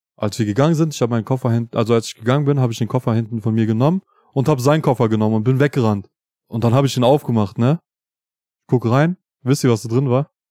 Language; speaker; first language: German; early bilingual, other home language; Albanian